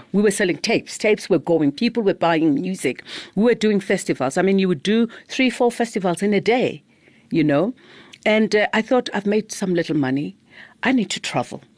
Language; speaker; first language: English; non-native, local second language; Zulu